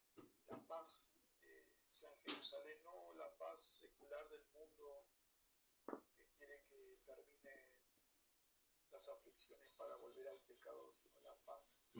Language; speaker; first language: Spanish; native; Spanish